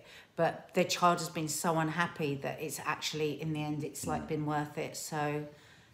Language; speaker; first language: English; native; English